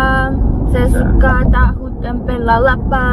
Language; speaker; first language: Indonesian; non-native, learner; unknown